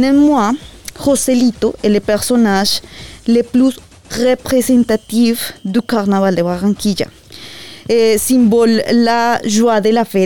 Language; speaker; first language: French; non-native, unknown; Spanish